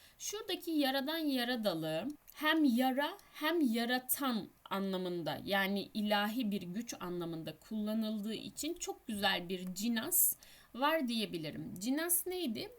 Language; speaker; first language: Turkish; native; Turkish